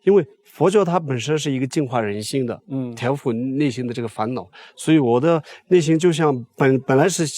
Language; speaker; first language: Chinese; non-native, local second language; Tibetan